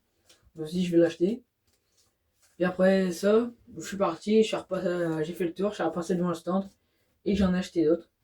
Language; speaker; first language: French; native; French